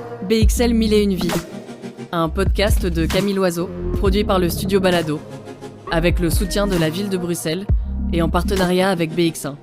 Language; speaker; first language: French; native; French